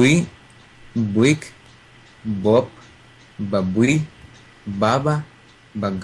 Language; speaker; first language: Russian; non-native, learner; Spanish